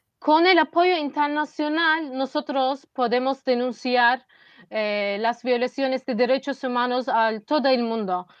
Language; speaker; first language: Spanish; non-native, fluent; Turkish